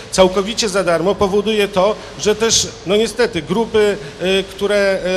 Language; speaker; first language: Polish; native; Polish